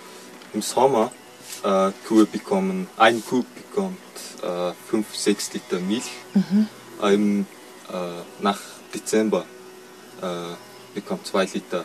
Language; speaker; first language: German; non-native, learner; Mongolian